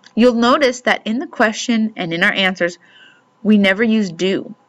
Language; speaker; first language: English; native; English